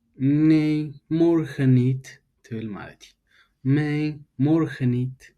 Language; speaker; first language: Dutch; non-native, fluent; Tigrinya